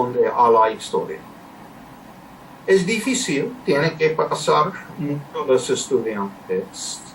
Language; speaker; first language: Spanish; non-native, learner; English